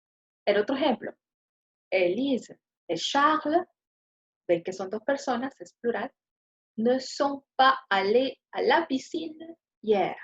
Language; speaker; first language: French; non-native, fluent; Spanish